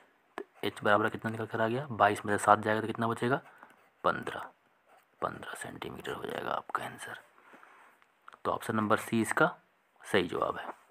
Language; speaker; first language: Hindi; native; Hindi